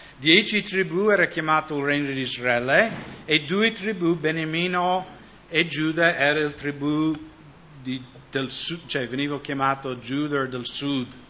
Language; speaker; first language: Italian; non-native, fluent; English